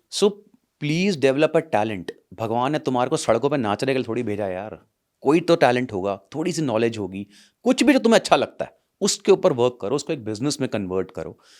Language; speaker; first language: Hindi; non-native, local second language; Punjabi